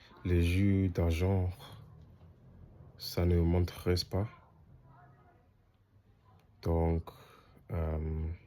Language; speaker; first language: French; non-native, learner; English